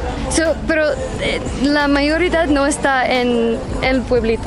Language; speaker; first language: Spanish; non-native, fluent; English